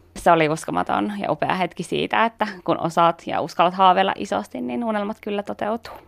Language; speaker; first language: Finnish; native; Finnish